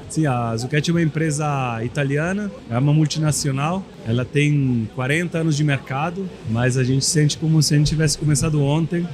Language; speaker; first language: Portuguese; non-native, fluent; Italian